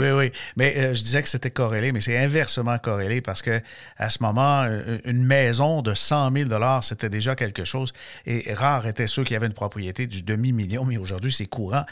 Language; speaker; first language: French; native; French